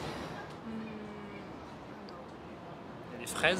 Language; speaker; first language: French; native; French